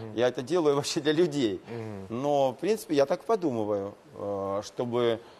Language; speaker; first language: Russian; native; Russian